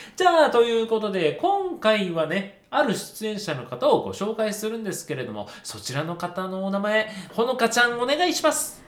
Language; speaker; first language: Japanese; native; Japanese